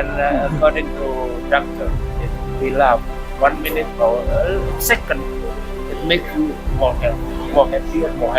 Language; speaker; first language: English; non-native, learner; Indonesian